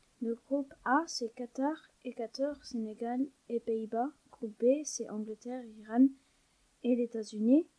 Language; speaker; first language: French; non-native, learner; German